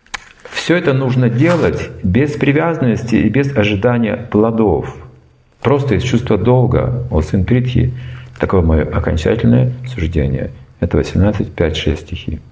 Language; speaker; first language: Russian; native; Russian